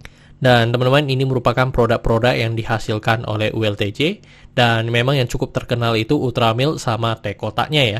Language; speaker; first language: Indonesian; native; Indonesian